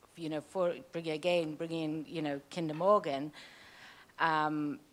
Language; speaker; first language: English; native; English